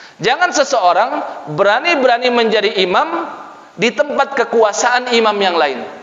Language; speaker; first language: Indonesian; native; Indonesian